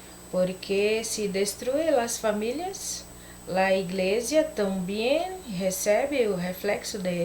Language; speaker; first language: Spanish; non-native, learner; Portuguese